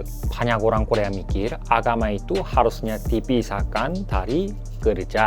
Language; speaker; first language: Indonesian; non-native, fluent; Korean